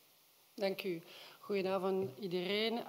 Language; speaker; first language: Dutch; non-native, local second language; French